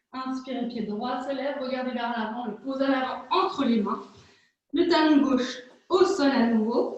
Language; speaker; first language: French; native; French